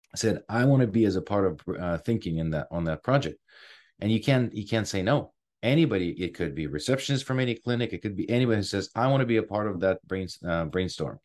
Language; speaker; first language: English; non-native, fluent; Ukrainian